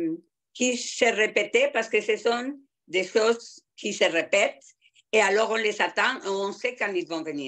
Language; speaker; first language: French; non-native, fluent; Spanish